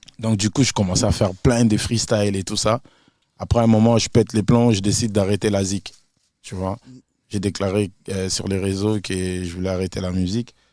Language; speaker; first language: French; non-native, local second language; Lingala